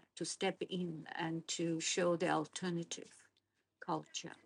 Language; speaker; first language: English; non-native, fluent; Azerbaijani